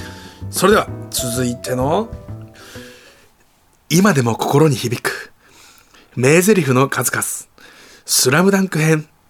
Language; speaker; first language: Japanese; native; Japanese